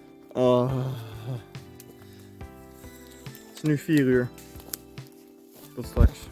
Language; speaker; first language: Dutch; native; Dutch